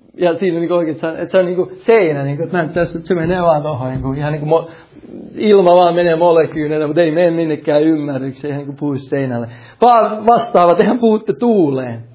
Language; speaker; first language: Finnish; early bilingual, heritage; Finnish